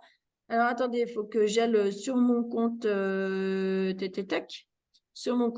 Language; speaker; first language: French; native; French